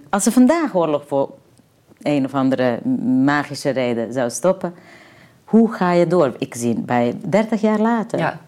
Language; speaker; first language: Dutch; non-native, fluent; Serbian